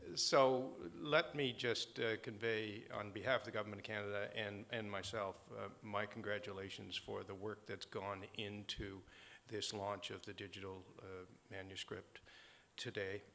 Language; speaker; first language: English; native; English